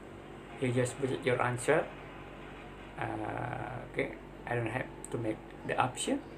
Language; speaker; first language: English; non-native, learner; Indonesian